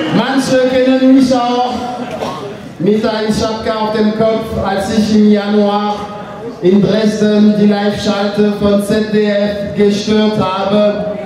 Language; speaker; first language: German; non-native, fluent; French